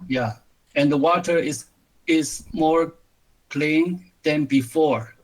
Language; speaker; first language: English; non-native, learner; Chinese